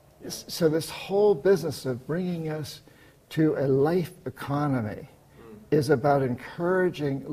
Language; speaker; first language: English; native; English